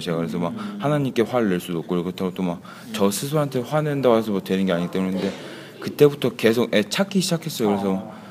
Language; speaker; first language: Korean; early bilingual, heritage; Korean